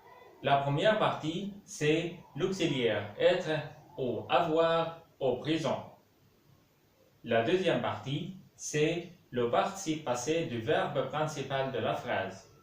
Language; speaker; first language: French; non-native, local second language; Arabic